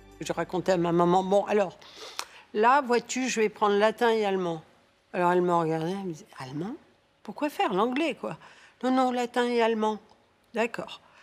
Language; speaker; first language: French; early bilingual, other home language; Spanish